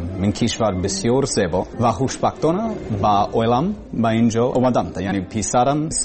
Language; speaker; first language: Persian; non-native, learner; English